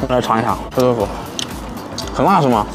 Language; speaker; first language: Chinese; native; Chinese